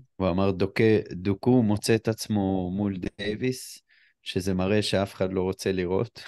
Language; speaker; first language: Hebrew; native; Hebrew